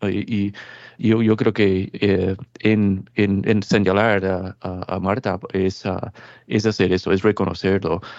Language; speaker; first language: Spanish; non-native, fluent; English